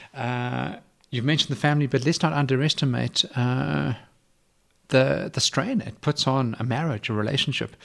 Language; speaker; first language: English; native; English